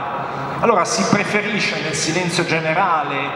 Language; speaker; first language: Italian; native; Italian